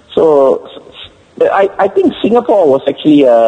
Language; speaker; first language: English; native; English